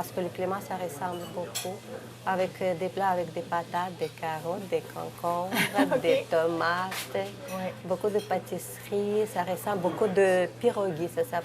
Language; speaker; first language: French; non-native, fluent; Russian